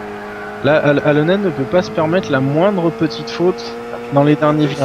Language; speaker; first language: French; native; French